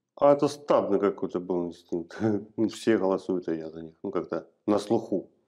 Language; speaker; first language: Russian; native; Russian